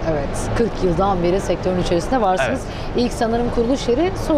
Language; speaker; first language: Turkish; native; Turkish